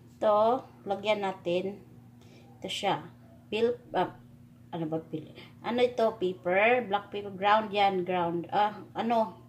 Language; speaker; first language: Filipino; non-native, local second language; Cebuano